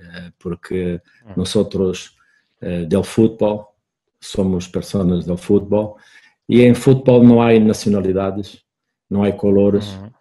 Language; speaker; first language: Spanish; non-native, fluent; Portuguese